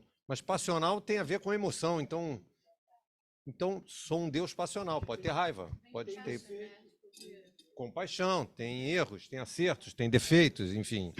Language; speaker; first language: Portuguese; native; Portuguese